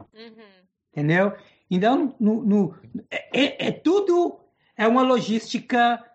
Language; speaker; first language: Portuguese; non-native, fluent; English